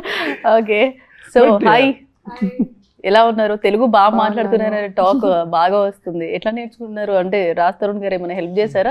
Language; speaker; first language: Telugu; native; Telugu